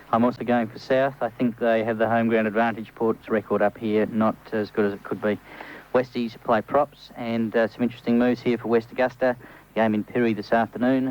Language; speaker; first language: English; native; English